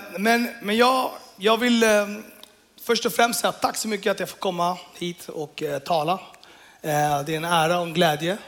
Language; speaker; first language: Swedish; early bilingual, other home language; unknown